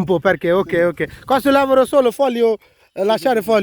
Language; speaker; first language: Italian; non-native, learner; Bangla